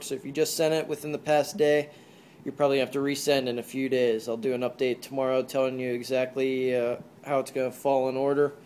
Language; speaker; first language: English; native; English